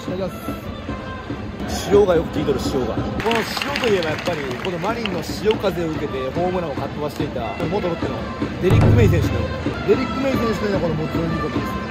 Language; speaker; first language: Japanese; native; Japanese